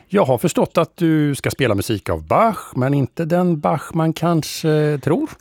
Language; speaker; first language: Swedish; native; Swedish